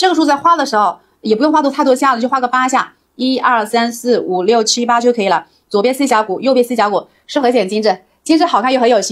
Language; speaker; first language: Chinese; native; Chinese